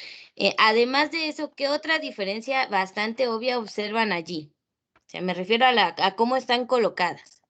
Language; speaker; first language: Spanish; native; Spanish